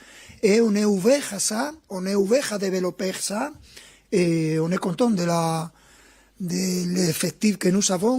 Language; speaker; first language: French; non-native, fluent; Spanish